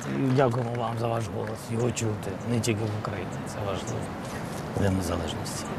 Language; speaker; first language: Ukrainian; non-native, local second language; Russian